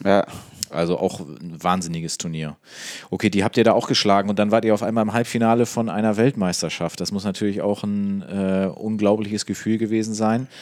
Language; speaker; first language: German; native; German